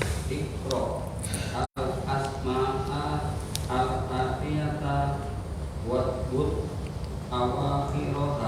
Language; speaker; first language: Arabic; non-native, learner; Indonesian